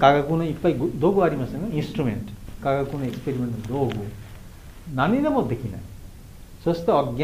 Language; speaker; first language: Japanese; non-native, learner; Bangla